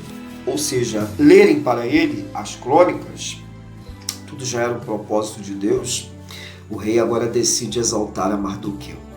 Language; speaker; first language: Portuguese; native; Portuguese